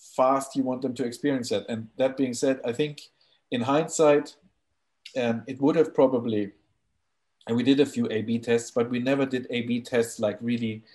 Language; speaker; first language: English; non-native, fluent; German